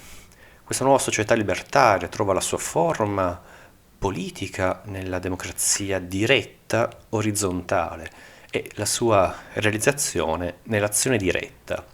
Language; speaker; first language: Italian; native; Italian